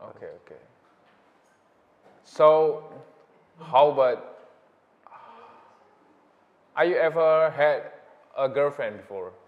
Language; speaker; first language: English; non-native, learner; Indonesian